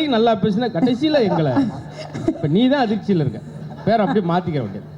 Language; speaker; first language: Tamil; native; Tamil